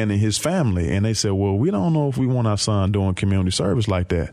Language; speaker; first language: English; native; English